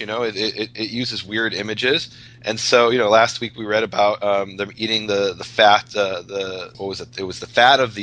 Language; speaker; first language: English; native; English